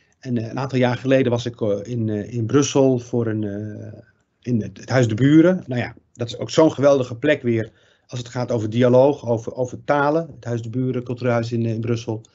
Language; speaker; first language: Dutch; early bilingual, other home language; Riffian